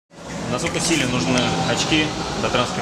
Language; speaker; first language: Russian; native; Russian